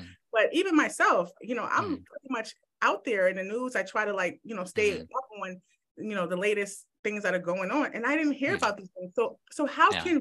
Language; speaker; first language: English; native; English